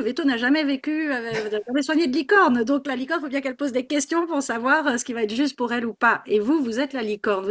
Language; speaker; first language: French; native; French